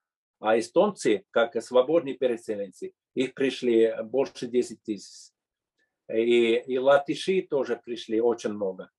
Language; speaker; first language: Russian; non-native, fluent; Finnish